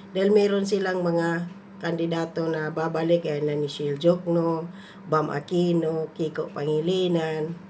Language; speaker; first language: Filipino; non-native, local second language; Cebuano